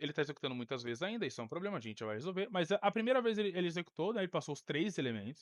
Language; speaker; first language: Portuguese; native; Portuguese